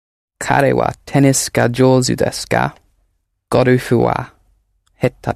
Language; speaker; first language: Japanese; non-native, learner; English